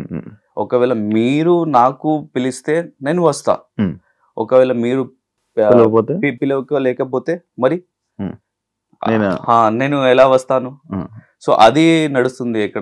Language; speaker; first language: Telugu; non-native, local second language; Hindi